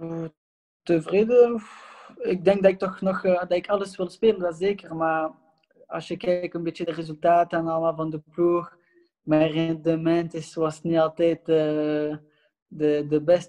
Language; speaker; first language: Dutch; non-native, local second language; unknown